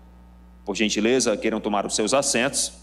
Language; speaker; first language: Portuguese; native; Portuguese